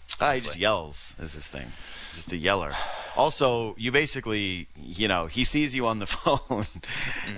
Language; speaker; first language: English; native; English